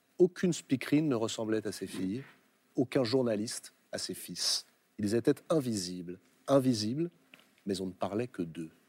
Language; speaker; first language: French; native; French